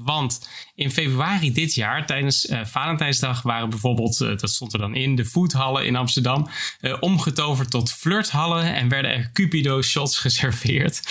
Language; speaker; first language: Dutch; native; Dutch